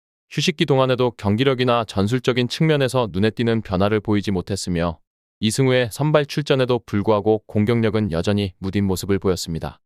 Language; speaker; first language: Korean; native; Korean